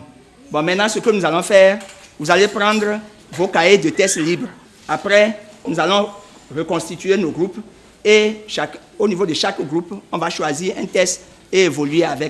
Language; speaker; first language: French; native; French